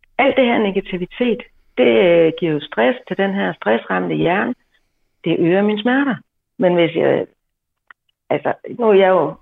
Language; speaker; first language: Danish; native; Danish